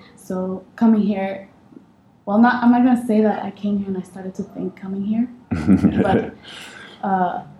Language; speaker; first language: English; non-native, fluent; Arabic